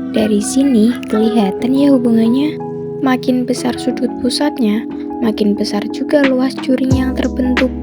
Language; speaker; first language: Indonesian; native; Indonesian